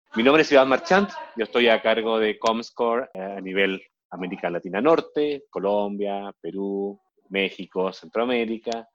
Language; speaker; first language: Spanish; native; Spanish